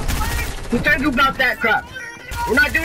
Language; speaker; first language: English; native; English